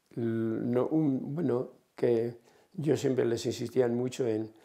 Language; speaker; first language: Spanish; native; Spanish